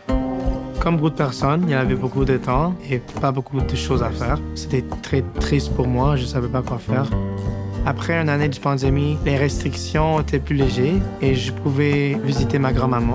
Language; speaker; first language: French; non-native, local second language; English